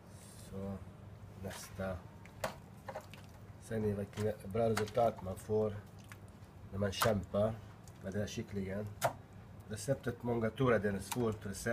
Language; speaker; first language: Swedish; non-native, learner; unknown